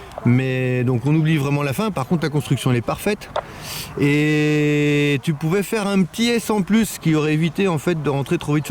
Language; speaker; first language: French; native; French